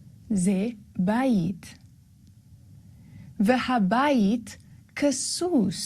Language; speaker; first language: Hebrew; non-native, learner; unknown